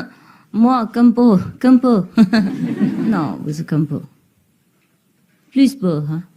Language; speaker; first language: French; non-native, fluent; Vietnamese